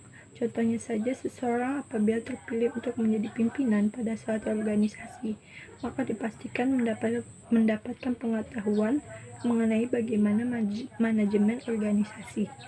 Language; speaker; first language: Indonesian; native; Indonesian